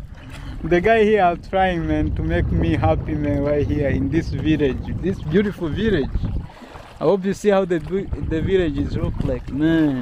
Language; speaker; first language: English; non-native, fluent; Rundi